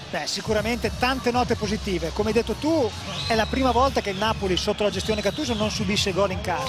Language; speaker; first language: Italian; native; Italian